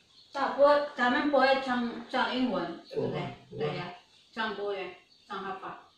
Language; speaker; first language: Chinese; non-native, learner; Filipino